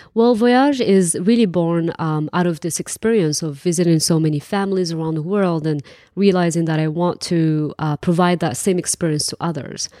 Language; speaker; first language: English; non-native, fluent; Arabic